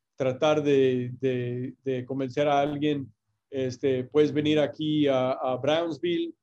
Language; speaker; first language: Spanish; non-native, fluent; English